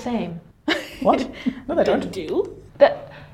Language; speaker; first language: English; native; English